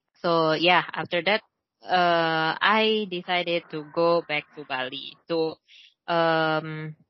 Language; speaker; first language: English; non-native, learner; Indonesian